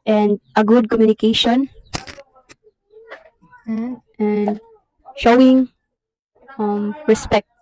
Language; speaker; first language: English; non-native, learner; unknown